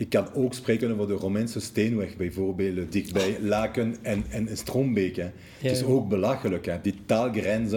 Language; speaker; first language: Dutch; non-native, local second language; French